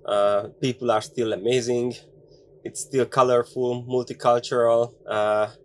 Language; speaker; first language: English; non-native, fluent; Hungarian